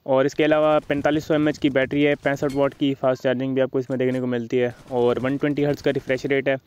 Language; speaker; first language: Urdu; native; Urdu